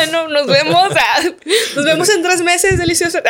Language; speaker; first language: Spanish; native; Spanish